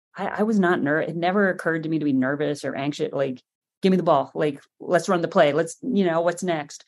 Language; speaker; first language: English; native; English